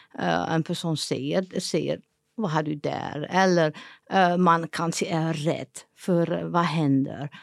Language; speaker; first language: Swedish; non-native, fluent; Dutch